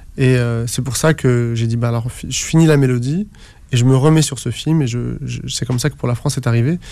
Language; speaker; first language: French; early bilingual, other home language; Arabic